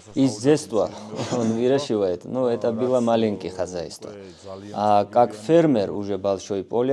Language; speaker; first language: Russian; non-native, fluent; Georgian